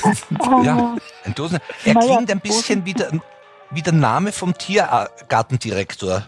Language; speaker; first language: German; native; German